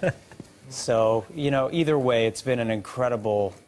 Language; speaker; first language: English; native; English